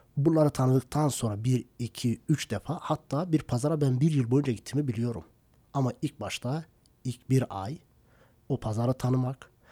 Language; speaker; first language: Turkish; non-native, local second language; Kurdish